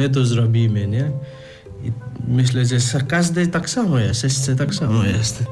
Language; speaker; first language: Polish; non-native, learner; Nepali